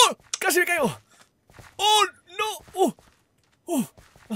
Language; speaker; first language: Spanish; native; Spanish